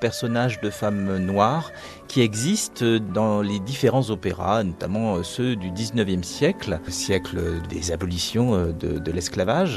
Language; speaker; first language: French; native; French